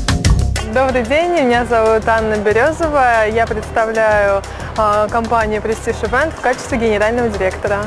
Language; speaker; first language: Russian; native; Russian